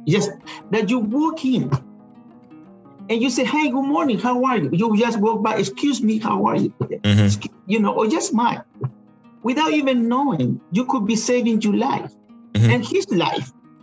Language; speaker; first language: English; non-native, fluent; Spanish